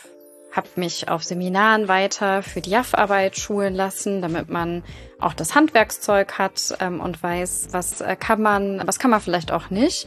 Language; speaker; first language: German; native; German